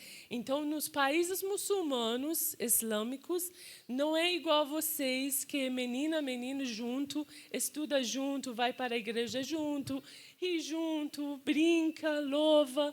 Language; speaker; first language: Portuguese; non-native, fluent; Persian